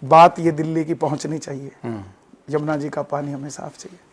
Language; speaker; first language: Hindi; non-native, local second language; Punjabi